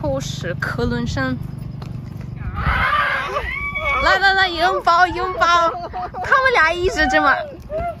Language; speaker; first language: Chinese; non-native, fluent; Ukrainian